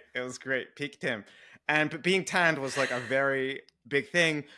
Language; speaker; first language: English; native; English